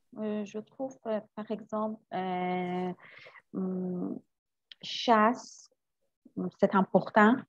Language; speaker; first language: French; non-native, learner; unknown